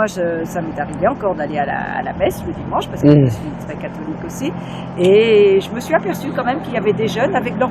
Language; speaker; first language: French; native; French